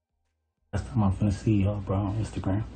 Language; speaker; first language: English; native; English